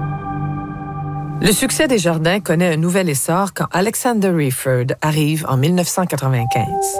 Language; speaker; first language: French; native; French